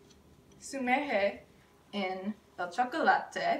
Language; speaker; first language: Spanish; non-native, learner; English